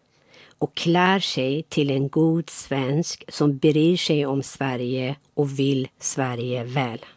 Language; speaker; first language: Swedish; non-native, fluent; Persian